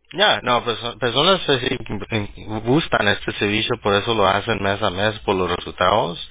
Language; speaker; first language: Spanish; early bilingual, heritage; Spanish